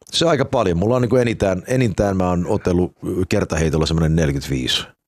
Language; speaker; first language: Finnish; early bilingual, heritage; Finnish